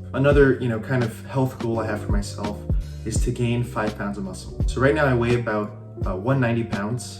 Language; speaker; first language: English; early bilingual, other home language; Chinese